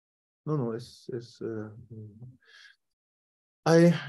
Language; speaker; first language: Spanish; non-native, fluent; German